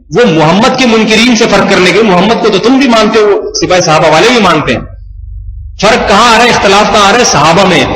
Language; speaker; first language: Urdu; native; Urdu